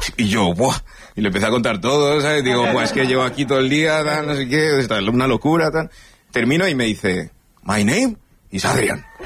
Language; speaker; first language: Spanish; early bilingual, other home language; English